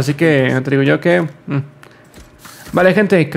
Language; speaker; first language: Spanish; native; Spanish